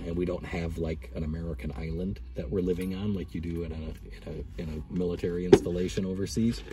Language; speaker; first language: English; native; English